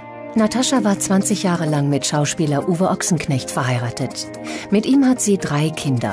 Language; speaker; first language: German; native; German